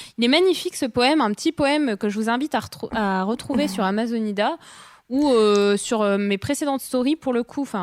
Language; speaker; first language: French; native; French